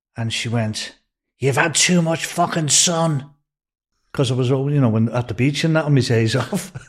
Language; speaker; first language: English; native; English